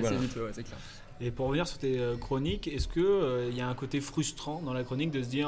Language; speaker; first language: French; native; French